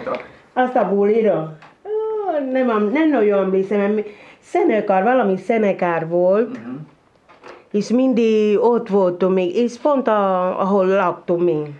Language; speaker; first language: Hungarian; non-native, learner; Spanish